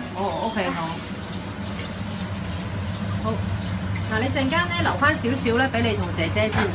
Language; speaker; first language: Cantonese; native; Cantonese